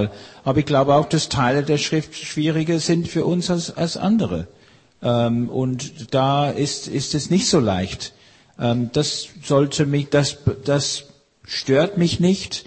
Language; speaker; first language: German; non-native, fluent; English